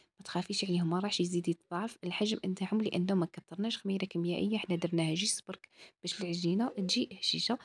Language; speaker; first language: Arabic; native; Arabic